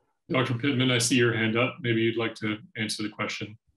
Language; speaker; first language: English; native; English